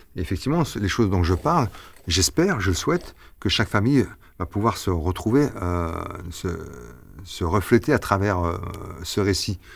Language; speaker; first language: French; early bilingual, other home language; Arabic